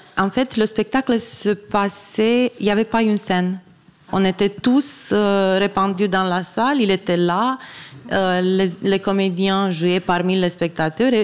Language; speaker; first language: French; non-native, fluent; Romanian